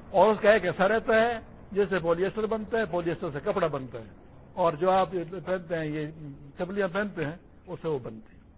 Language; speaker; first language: Urdu; non-native, local second language; Pashto